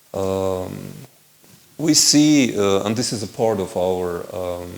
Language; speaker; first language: English; non-native, fluent; Armenian